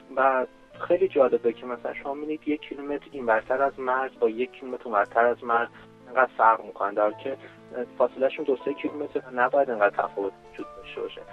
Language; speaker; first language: Persian; native; Persian